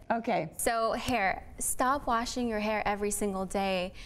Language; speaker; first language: English; native; English